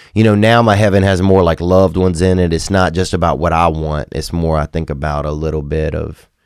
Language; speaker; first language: English; native; English